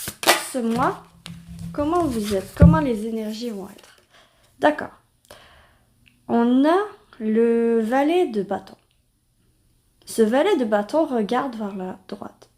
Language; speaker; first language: French; native; French